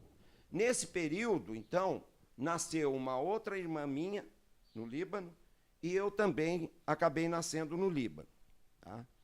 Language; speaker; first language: Portuguese; early bilingual, other home language; Arabic